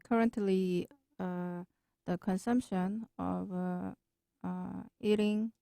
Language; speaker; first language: English; non-native, learner; Korean